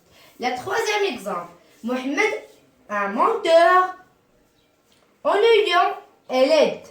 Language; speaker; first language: French; non-native, learner; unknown